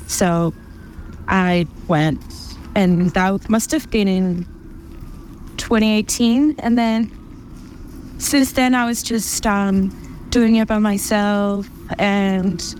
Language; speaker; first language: English; non-native, fluent; Spanish